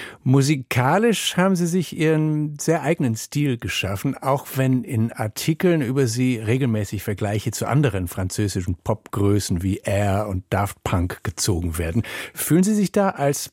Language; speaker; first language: German; native; German